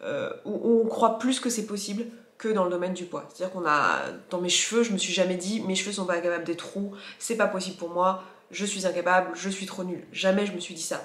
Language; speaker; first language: French; native; French